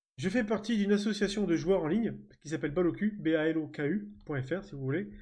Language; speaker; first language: French; native; French